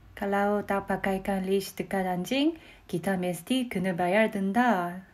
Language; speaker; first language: Malay; non-native, learner; Korean